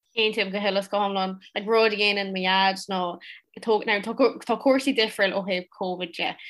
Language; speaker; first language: Irish; non-native, local second language; English